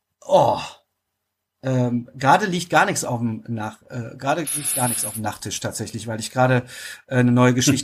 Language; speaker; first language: German; native; German